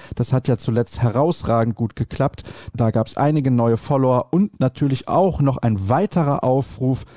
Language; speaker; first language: German; native; German